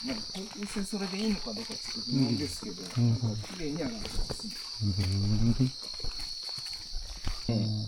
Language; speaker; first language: Japanese; native; Japanese